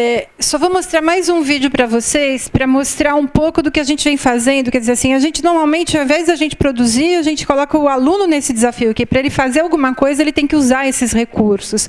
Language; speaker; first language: Portuguese; native; Portuguese